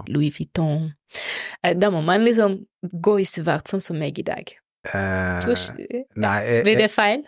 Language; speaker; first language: Norwegian; non-native, fluent; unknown